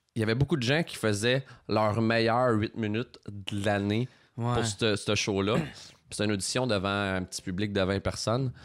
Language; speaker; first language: French; native; French